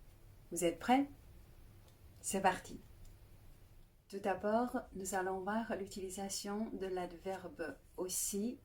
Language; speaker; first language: French; non-native, fluent; Chinese